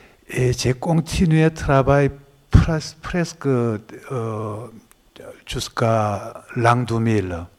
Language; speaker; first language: French; non-native, learner; Korean